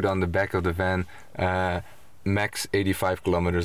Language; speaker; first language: English; non-native, fluent; Dutch